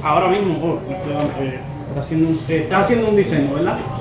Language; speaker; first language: Spanish; native; Spanish